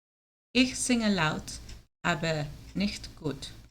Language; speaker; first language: German; non-native, learner; English